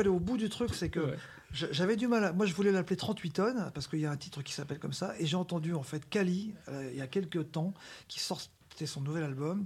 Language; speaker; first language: French; native; French